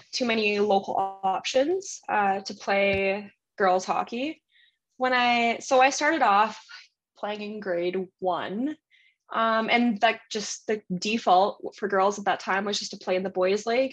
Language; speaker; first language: English; native; English